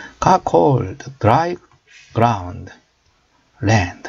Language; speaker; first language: English; non-native, fluent; Korean